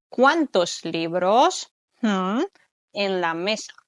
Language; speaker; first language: Spanish; non-native, fluent; Polish